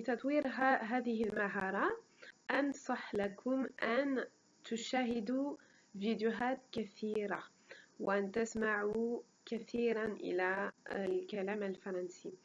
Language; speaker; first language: Arabic; non-native, fluent; French